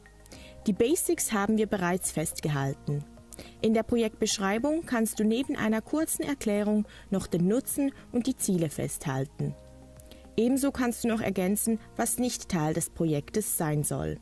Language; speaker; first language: German; native; German